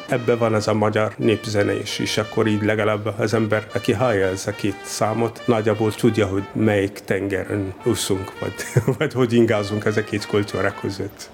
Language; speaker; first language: Hungarian; non-native, fluent; Arabic